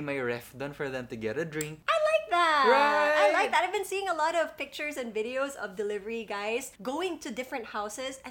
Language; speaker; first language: English; native; English